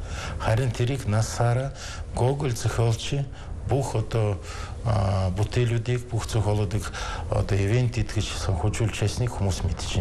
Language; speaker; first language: Mongolian; non-native, fluent; Russian